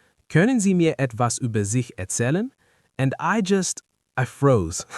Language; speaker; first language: German; non-native, learner; English